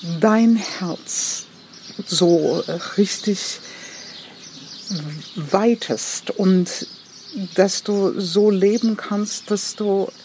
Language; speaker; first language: German; non-native, fluent; English